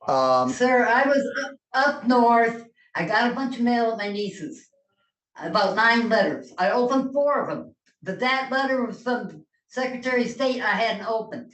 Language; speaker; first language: English; native; English